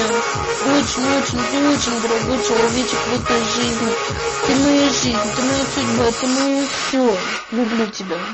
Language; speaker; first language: Russian; native; Russian